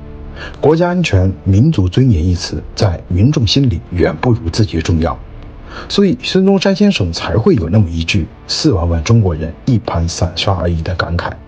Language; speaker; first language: Chinese; native; Chinese